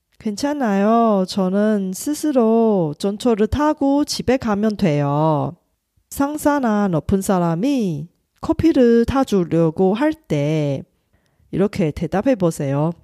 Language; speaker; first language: Korean; non-native, fluent; Chinese